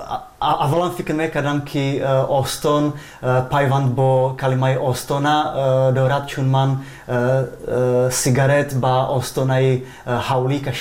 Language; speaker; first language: Persian; non-native, fluent; Czech